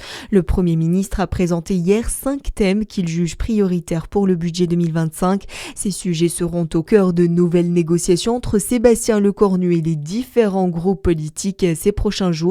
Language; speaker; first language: French; native; French